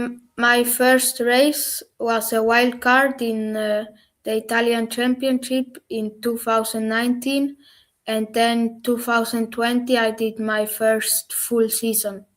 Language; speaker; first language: English; non-native, learner; German